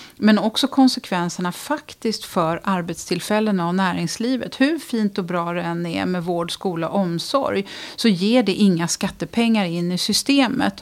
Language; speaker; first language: Swedish; native; Swedish